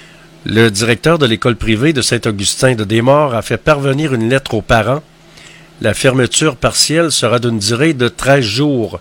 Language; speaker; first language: French; native; French